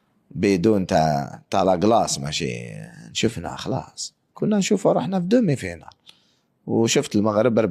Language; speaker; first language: Arabic; native; Arabic